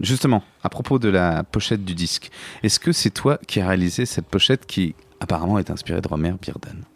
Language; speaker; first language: French; native; French